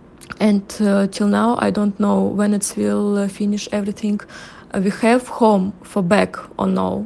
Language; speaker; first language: English; non-native, learner; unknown